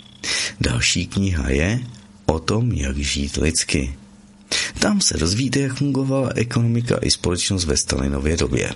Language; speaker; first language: Czech; native; Czech